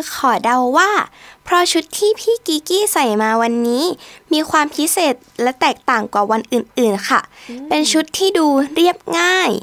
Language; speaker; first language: Thai; native; Thai